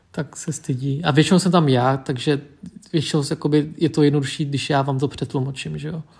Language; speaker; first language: Czech; early bilingual, other home language; Vietnamese